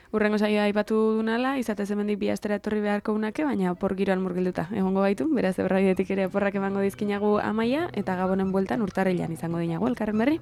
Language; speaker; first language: Basque; native; Basque